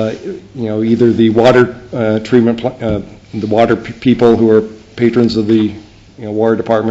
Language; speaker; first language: English; native; English